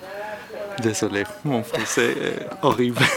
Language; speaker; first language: French; non-native, learner; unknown